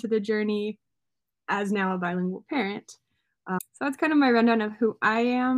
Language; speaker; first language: English; native; English